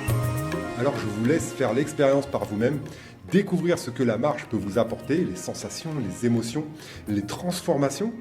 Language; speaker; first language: French; native; French